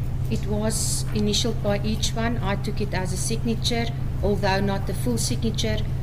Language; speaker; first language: English; non-native, local second language; Afrikaans